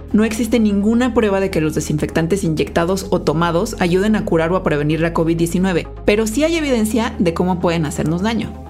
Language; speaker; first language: Spanish; native; Spanish